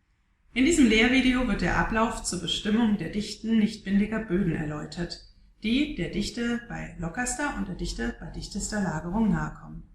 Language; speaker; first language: German; native; German